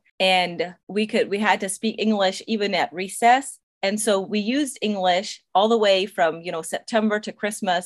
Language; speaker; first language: English; non-native, local second language; Pennsylvania German